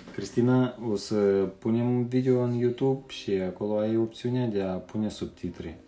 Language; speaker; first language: Spanish; non-native, fluent; Romanian